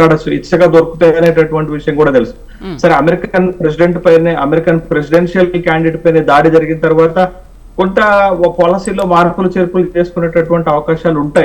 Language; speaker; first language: Telugu; native; Telugu